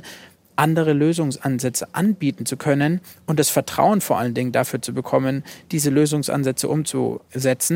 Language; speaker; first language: German; native; German